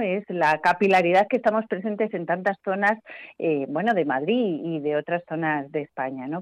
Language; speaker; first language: Spanish; native; Spanish